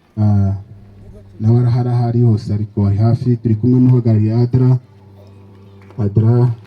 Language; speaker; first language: Kinyarwanda; native; Kinyarwanda